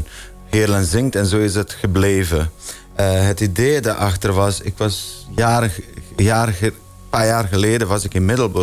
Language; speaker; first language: Dutch; non-native, fluent; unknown